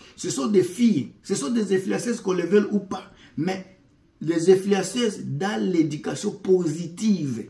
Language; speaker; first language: French; non-native, local second language; Lingala